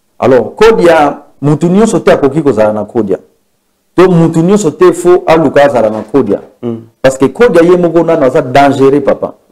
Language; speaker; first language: Lingala; non-native, local second language; Kongo